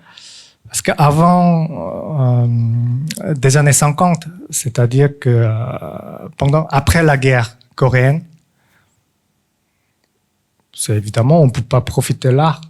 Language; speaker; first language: French; non-native, fluent; Korean